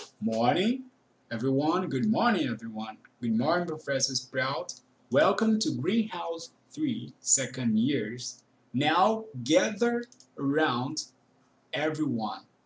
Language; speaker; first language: English; non-native, fluent; Portuguese